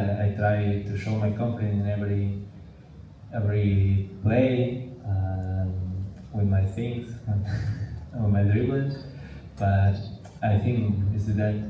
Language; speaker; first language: English; non-native, learner; Spanish